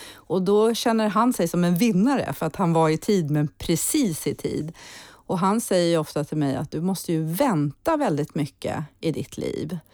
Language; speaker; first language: Swedish; early bilingual, heritage; Swedish